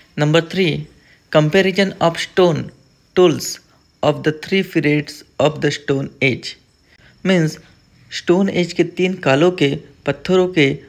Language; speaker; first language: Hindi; non-native, local second language; Marathi